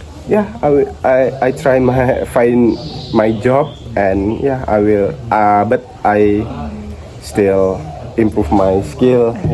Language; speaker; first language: English; non-native, learner; Indonesian